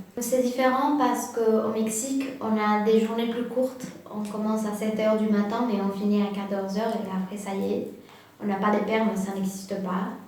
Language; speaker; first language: French; non-native, fluent; Spanish